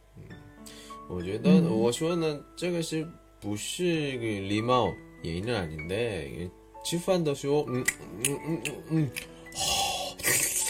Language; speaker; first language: Chinese; non-native, learner; Korean